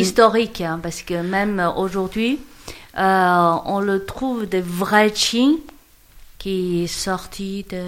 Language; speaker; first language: French; non-native, learner; Chinese